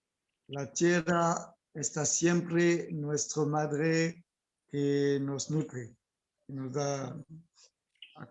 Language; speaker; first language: Spanish; non-native, learner; French